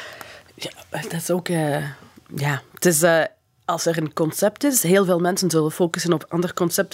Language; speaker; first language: Dutch; non-native, fluent; English